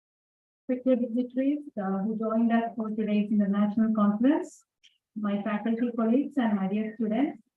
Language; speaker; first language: English; non-native, local second language; Malayalam